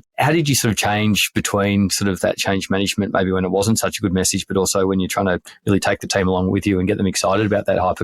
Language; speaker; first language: English; native; English